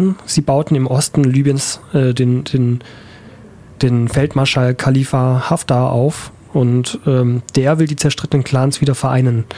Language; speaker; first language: German; native; German